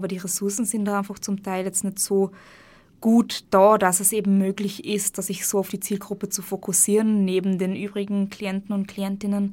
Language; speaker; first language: German; native; German